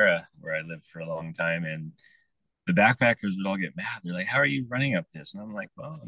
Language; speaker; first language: English; native; English